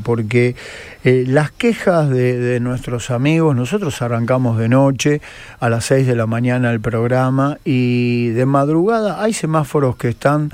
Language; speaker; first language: Spanish; native; Spanish